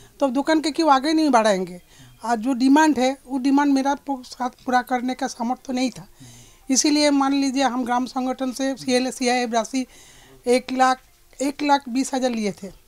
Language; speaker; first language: Hindi; native; Hindi